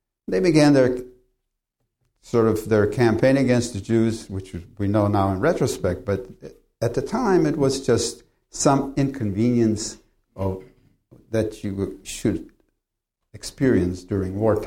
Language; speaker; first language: English; early bilingual, other home language; Polish